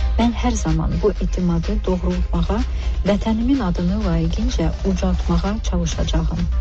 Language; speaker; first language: Azerbaijani; early bilingual, heritage; Azerbaijani